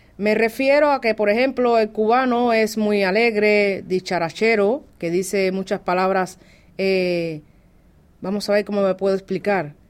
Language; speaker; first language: Spanish; native; Spanish